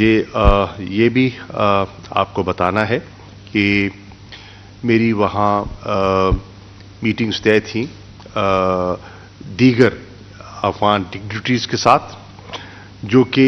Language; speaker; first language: Urdu; non-native, local second language; Saraiki